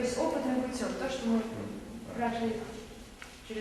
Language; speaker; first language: Russian; native; Russian